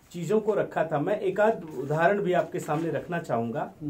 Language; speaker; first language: Hindi; native; Hindi